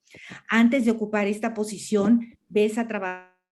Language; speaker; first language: Spanish; native; Spanish